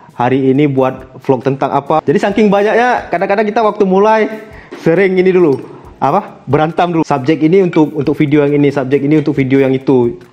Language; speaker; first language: Indonesian; native; Indonesian